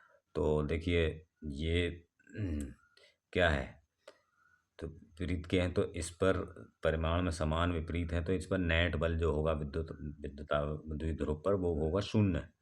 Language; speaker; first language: Hindi; native; Hindi